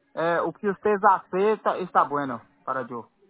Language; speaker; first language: Spanish; non-native, learner; Portuguese